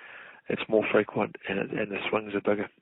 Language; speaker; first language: English; native; English